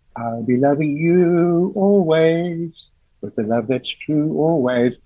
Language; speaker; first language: English; native; English